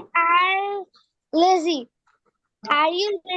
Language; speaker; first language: English; non-native, learner; Bangla